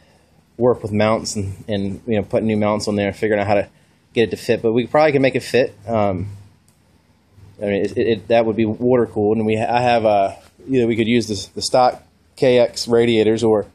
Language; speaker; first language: English; native; English